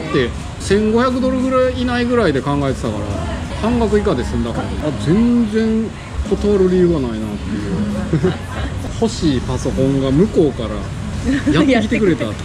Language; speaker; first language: Japanese; native; Japanese